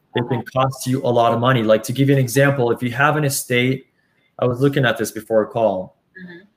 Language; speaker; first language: English; early bilingual, other home language; Spanish